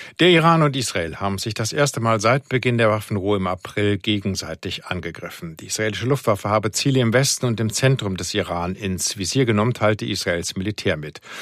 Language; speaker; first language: German; native; German